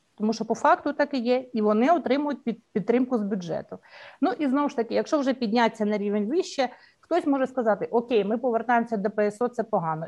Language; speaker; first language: Ukrainian; native; Ukrainian